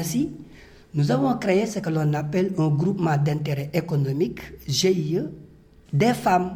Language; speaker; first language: French; non-native, local second language; Wolof